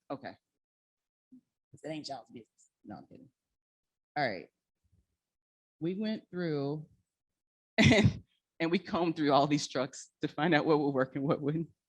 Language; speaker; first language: English; native; English